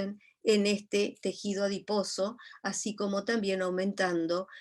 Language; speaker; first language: Spanish; native; Spanish